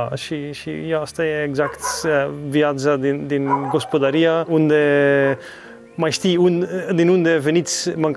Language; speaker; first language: Romanian; non-native, learner; Dutch